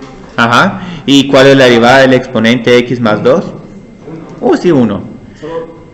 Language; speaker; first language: Spanish; native; Spanish